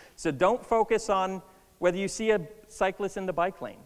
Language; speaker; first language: English; native; English